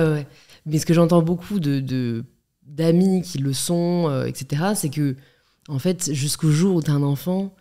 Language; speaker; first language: French; native; French